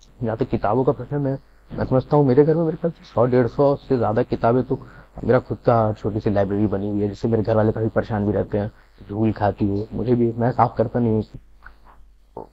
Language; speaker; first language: Hindi; native; Hindi